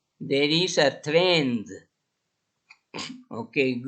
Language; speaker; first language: English; non-native, fluent; Spanish